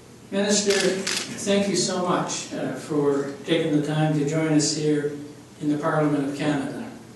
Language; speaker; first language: English; native; English